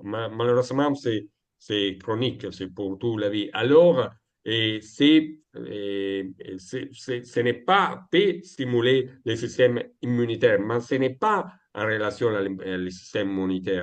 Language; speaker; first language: French; non-native, learner; Italian